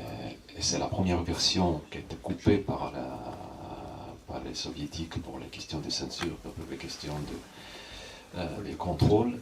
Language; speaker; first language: French; non-native, fluent; Russian